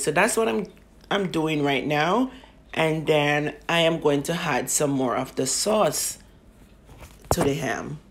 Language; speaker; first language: English; native; English